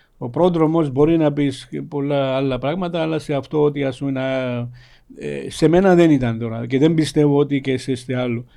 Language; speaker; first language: Greek; non-native, fluent; Georgian